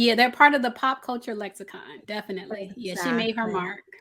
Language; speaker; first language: English; native; English